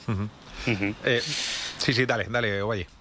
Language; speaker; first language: Spanish; native; Spanish